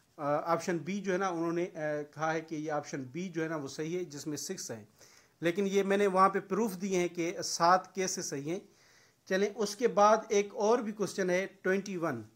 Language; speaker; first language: Urdu; non-native, local second language; Sindhi